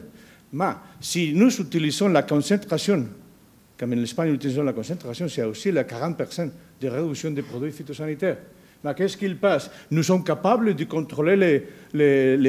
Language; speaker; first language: French; non-native, learner; Spanish